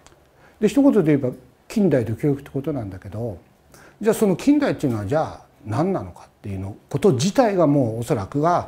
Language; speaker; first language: Japanese; native; Japanese